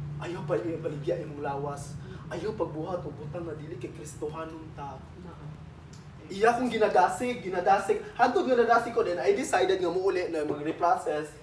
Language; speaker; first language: Cebuano; native; Cebuano